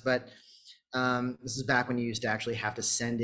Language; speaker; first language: English; native; English